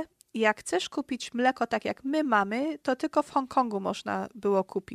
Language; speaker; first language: Polish; early bilingual, heritage; Polish